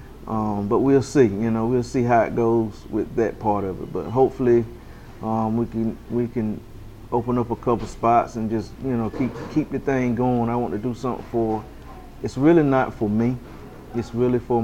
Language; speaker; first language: English; native; English